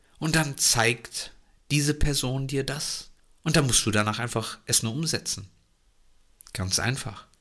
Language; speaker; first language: German; native; German